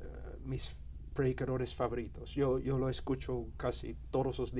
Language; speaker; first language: Spanish; non-native, fluent; English